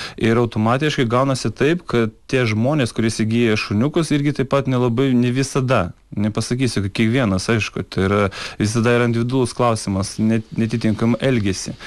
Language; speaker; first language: Lithuanian; non-native, fluent; Russian